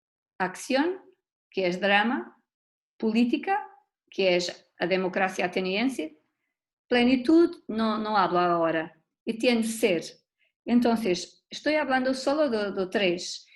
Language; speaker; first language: Spanish; non-native, learner; Portuguese